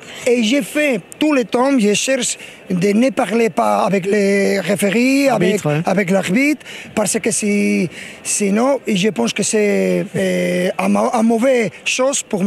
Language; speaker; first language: French; non-native, fluent; Spanish